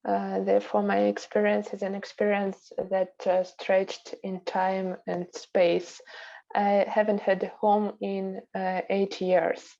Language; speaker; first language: English; non-native, fluent; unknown